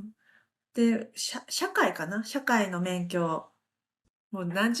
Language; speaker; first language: Japanese; native; Japanese